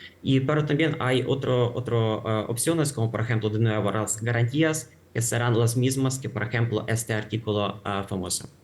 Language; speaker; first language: Spanish; non-native, fluent; Ukrainian